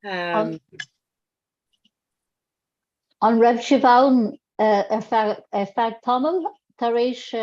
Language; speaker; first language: Irish; non-native, local second language; English